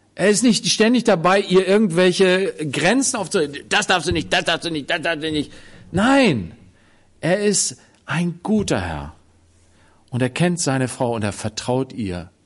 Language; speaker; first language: German; native; German